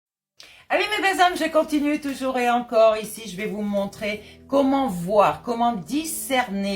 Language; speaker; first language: French; native; French